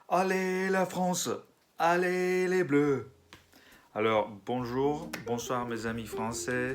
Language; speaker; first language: French; non-native, learner; Russian